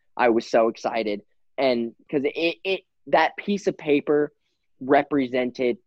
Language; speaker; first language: English; native; English